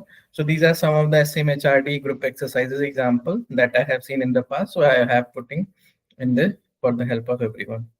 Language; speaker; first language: English; non-native, local second language; Hindi